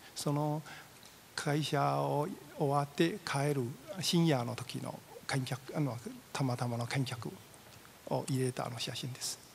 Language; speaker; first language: Japanese; non-native, fluent; Chinese